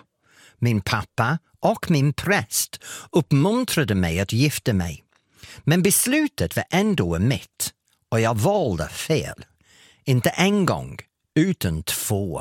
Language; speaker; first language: Swedish; non-native, fluent; English